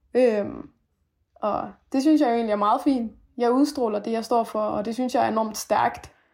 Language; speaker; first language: Danish; early bilingual, other home language; Persian